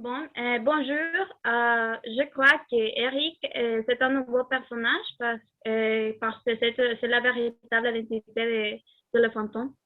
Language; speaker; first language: French; non-native, learner; Spanish